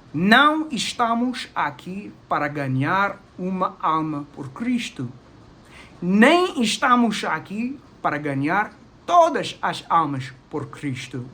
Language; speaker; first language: Portuguese; non-native, fluent; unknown